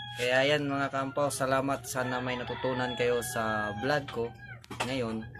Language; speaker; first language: Filipino; non-native, local second language; Cebuano